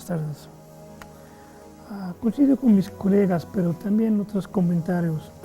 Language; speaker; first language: Spanish; non-native, fluent; English